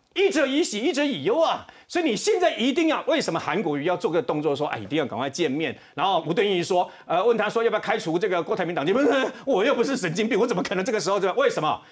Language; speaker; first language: Chinese; native; Chinese